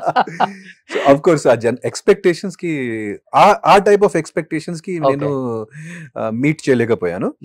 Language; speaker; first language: Telugu; non-native, fluent; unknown